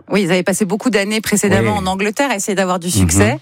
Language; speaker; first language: French; native; French